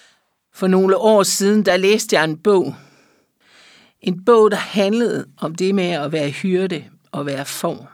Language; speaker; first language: Danish; native; Danish